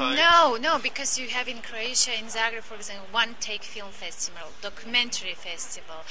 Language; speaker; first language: English; non-native, fluent; Croatian